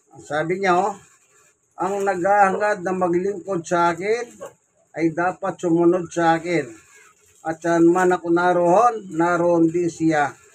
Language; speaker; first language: Filipino; non-native, local second language; Pampanga